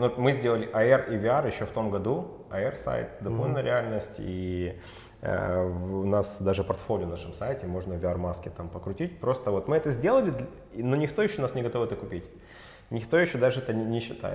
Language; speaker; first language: Russian; native; Russian